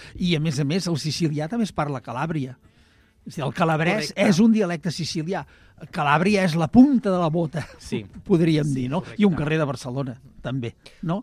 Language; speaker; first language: Catalan; native; Catalan